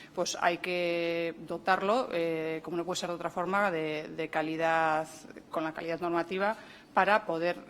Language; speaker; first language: Spanish; native; Spanish